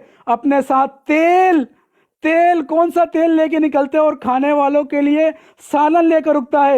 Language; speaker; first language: Urdu; native; Urdu